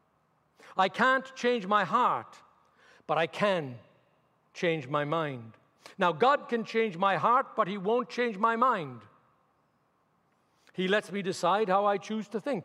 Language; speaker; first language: English; native; English